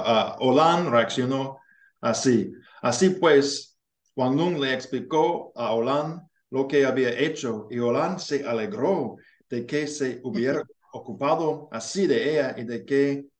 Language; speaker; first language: Spanish; non-native, learner; English